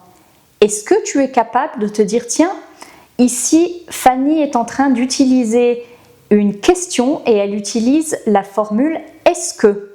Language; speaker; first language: French; native; French